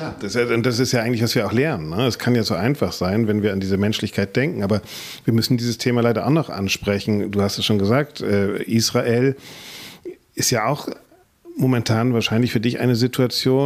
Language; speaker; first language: German; native; German